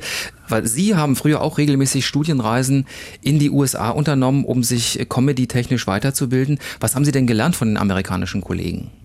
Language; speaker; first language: German; native; German